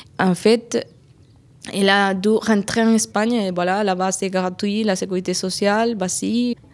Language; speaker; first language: French; non-native, fluent; Spanish